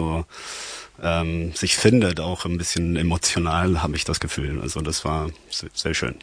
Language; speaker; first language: German; non-native, fluent; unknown